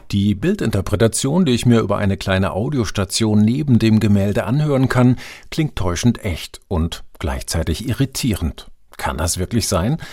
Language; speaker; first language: German; non-native, fluent; Malay